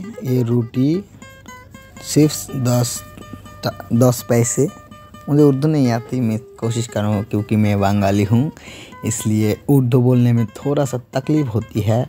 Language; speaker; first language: Hindi; non-native, learner; Bangla